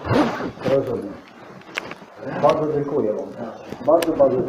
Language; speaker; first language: Polish; non-native, learner; Slovenian